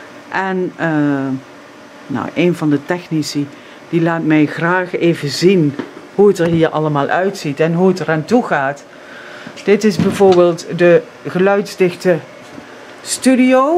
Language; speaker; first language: Dutch; native; Dutch